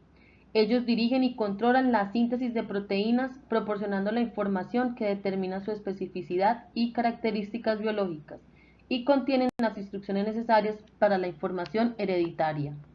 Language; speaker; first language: Spanish; native; Spanish